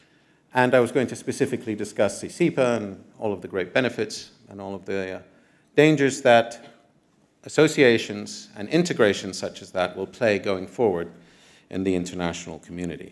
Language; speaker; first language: English; non-native, fluent; Arabic